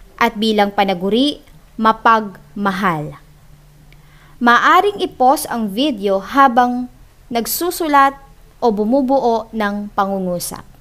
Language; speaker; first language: Filipino; native; Filipino